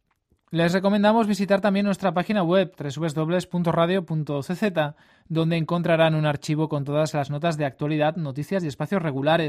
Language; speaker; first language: Spanish; native; Spanish